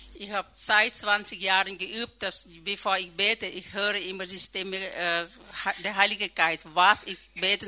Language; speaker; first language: German; non-native, learner; Thai